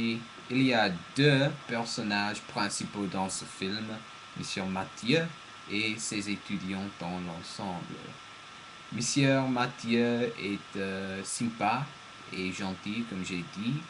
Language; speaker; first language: French; non-native, learner; English